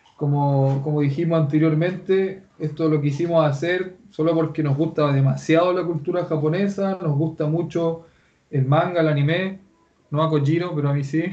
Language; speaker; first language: Spanish; native; Spanish